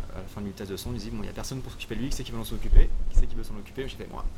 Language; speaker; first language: French; native; French